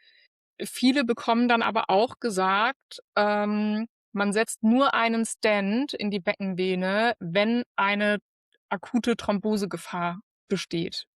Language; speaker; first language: German; native; German